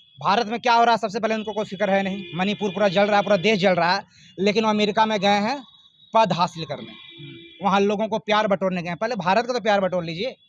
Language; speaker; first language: Hindi; native; Hindi